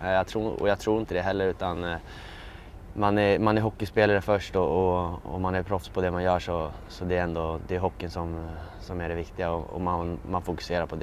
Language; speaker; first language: Swedish; native; Swedish